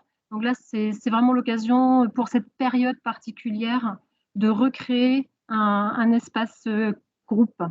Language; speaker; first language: French; native; French